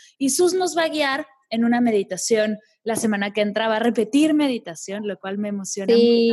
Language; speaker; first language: Spanish; native; Spanish